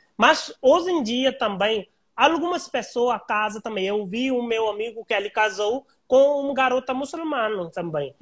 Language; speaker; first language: Portuguese; non-native, learner; Hindi